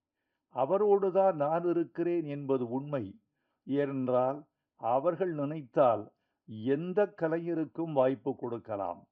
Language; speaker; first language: Tamil; native; Tamil